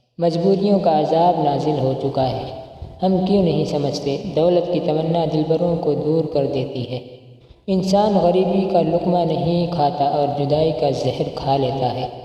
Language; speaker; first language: Urdu; non-native, local second language; Punjabi